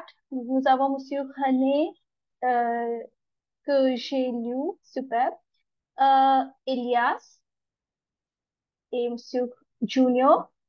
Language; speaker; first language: French; non-native, learner; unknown